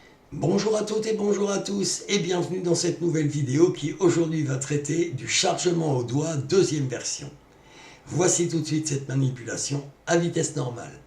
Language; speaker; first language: French; native; French